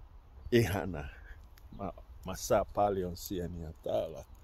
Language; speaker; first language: Finnish; non-native, learner; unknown